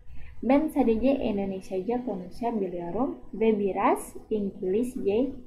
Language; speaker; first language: Turkish; non-native, fluent; Indonesian